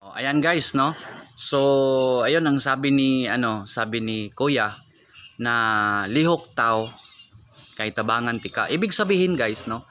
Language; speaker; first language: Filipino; non-native, local second language; Cebuano